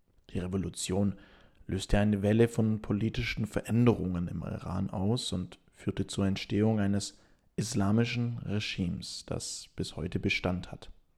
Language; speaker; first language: German; native; German